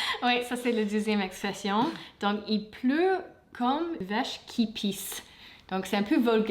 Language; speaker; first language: French; non-native, fluent; English